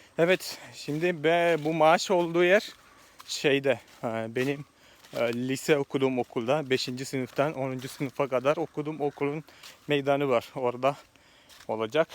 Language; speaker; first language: Turkish; non-native, fluent; Malayalam